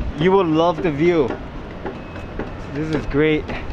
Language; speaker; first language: English; non-native, fluent; Japanese